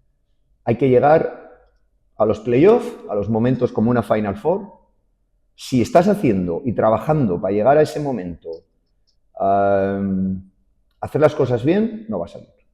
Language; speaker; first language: Spanish; native; Spanish